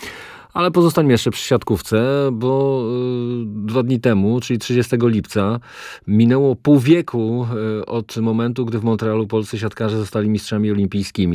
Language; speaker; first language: Polish; native; Polish